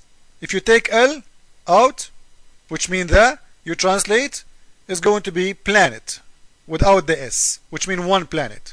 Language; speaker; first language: English; non-native, fluent; Arabic